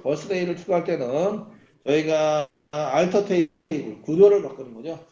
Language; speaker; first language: Korean; native; Korean